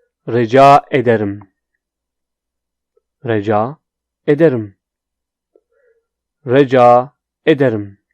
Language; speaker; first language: Turkish; non-native, fluent; Urdu